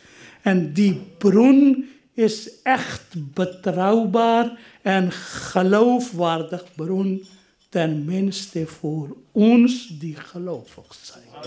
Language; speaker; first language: Dutch; non-native, fluent; Urdu